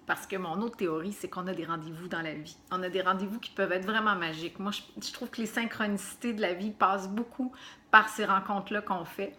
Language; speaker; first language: French; native; French